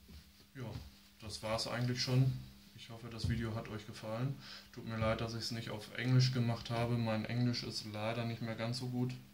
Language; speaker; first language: German; native; German